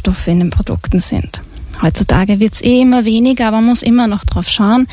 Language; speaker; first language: German; native; German